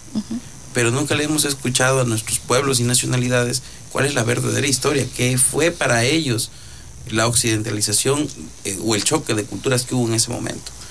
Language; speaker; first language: Spanish; native; Spanish